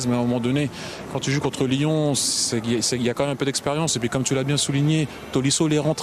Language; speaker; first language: French; native; French